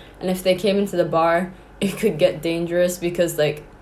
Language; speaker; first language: English; non-native, local second language; Cantonese